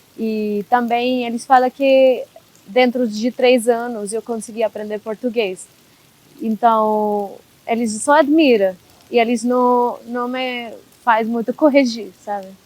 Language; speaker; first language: Portuguese; non-native, learner; Hindi